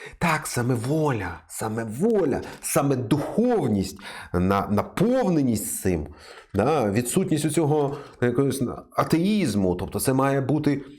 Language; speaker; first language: Ukrainian; native; Ukrainian